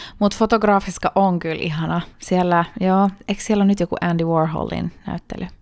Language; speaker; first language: Finnish; early bilingual, heritage; Finnish